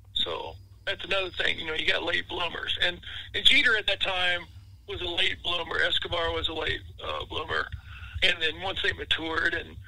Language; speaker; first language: English; native; English